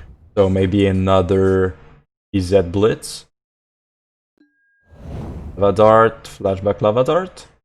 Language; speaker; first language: English; non-native, fluent; French